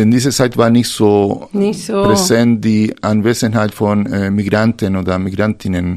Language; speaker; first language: German; non-native, fluent; Spanish